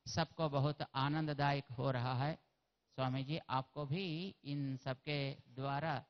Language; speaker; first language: Hindi; non-native, local second language; Telugu